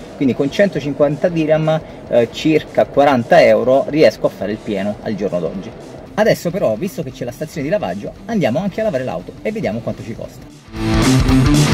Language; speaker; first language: Italian; native; Italian